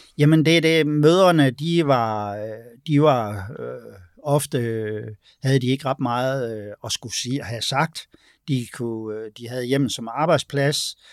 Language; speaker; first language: Danish; native; Danish